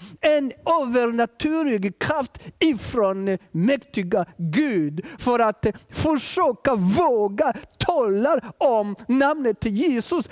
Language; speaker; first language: Swedish; non-native, fluent; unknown